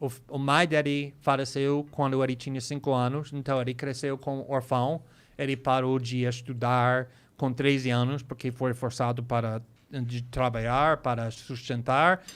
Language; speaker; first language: Portuguese; non-native, fluent; English